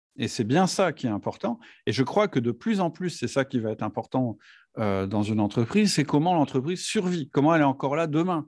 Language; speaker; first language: French; native; French